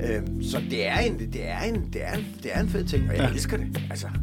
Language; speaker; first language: Danish; native; Danish